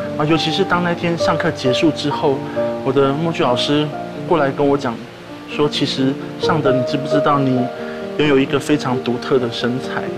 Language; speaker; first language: Chinese; native; Chinese